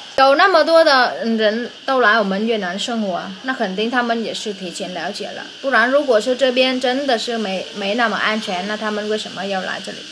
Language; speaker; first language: Chinese; non-native, fluent; Vietnamese